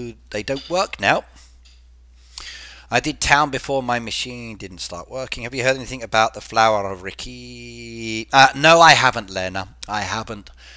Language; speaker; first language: English; native; English